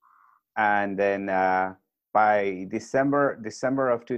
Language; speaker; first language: English; non-native, fluent; Spanish